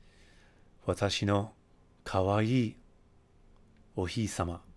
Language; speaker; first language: Japanese; non-native, fluent; English